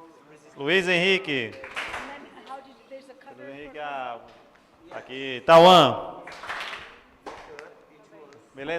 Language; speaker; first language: Portuguese; native; Portuguese